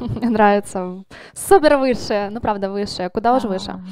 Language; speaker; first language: Russian; native; Russian